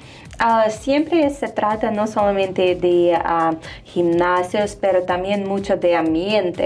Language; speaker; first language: Spanish; non-native, fluent; Russian